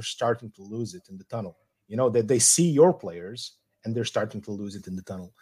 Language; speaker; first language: English; non-native, fluent; Serbian